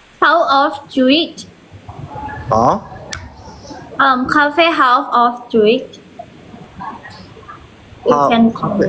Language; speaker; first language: English; non-native, learner; Thai